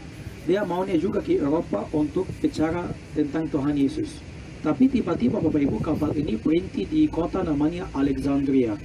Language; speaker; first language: Indonesian; non-native, fluent; Arabic